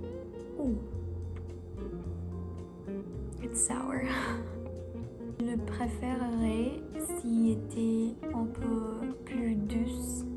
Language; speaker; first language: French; non-native, learner; English